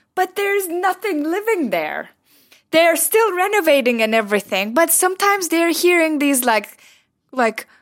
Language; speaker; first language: English; non-native, fluent; Turkish